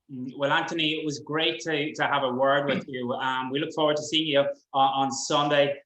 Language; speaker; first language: English; native; English